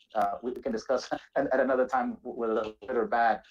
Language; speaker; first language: English; native; English